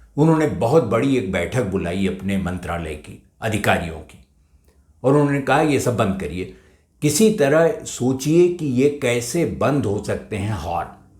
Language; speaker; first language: Hindi; native; Hindi